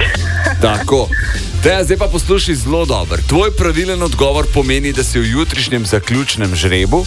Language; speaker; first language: Slovenian; native; Slovenian